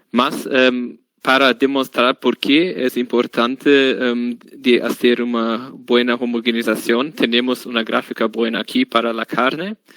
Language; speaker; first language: Spanish; non-native, learner; German